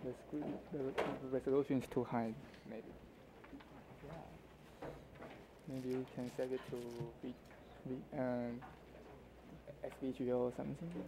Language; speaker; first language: English; non-native, learner; Chinese